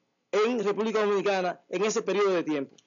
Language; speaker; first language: Spanish; native; Spanish